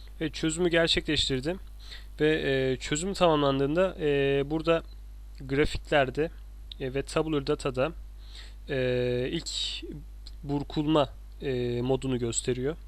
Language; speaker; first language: Turkish; native; Turkish